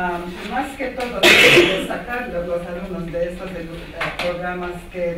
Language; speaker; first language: Spanish; non-native, fluent; Armenian